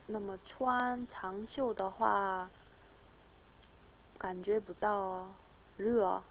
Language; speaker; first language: Chinese; non-native, learner; Korean